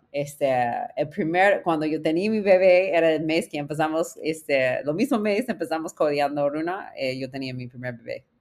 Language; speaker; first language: Spanish; non-native, fluent; English